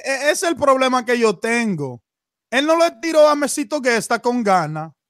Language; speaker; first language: Spanish; early bilingual, heritage; Spanish